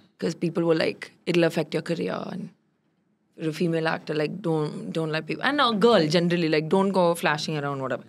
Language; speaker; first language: English; non-native, local second language; Tamil